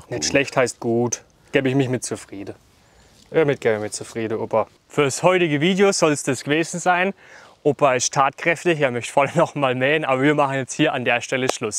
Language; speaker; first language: German; native; German